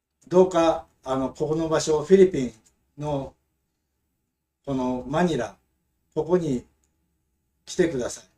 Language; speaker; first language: Japanese; non-native, fluent; Filipino